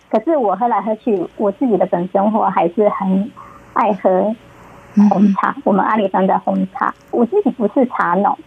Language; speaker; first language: Chinese; native; Chinese